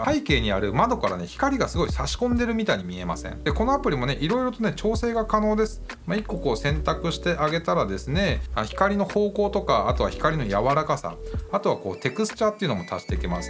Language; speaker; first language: Japanese; native; Japanese